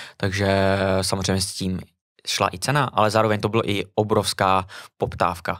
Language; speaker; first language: Czech; native; Czech